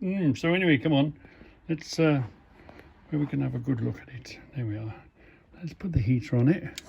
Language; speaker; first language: English; native; English